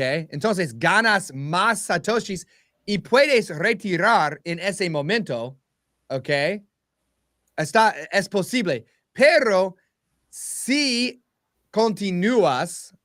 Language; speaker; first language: Spanish; non-native, learner; English